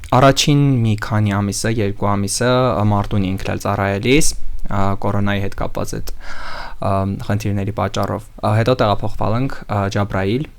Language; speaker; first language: Armenian; native; Armenian